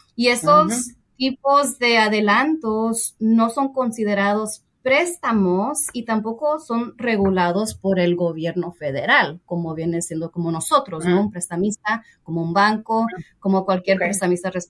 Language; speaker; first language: Spanish; early bilingual, heritage; Spanish